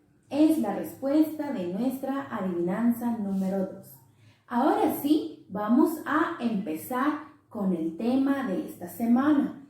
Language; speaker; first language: Spanish; non-native, local second language; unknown